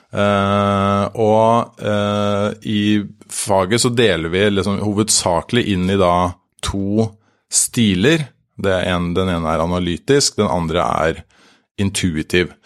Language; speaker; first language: Norwegian; native; Norwegian